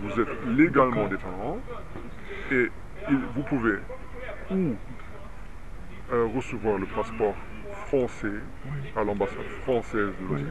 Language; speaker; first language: French; non-native, fluent; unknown